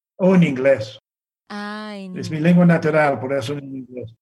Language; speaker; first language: Spanish; non-native, fluent; English